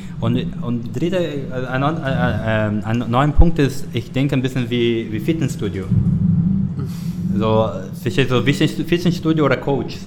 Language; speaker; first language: German; non-native, learner; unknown